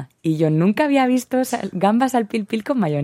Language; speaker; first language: Spanish; native; Spanish